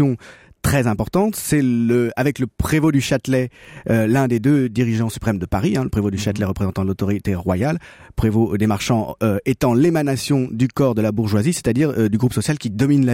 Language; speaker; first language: French; native; French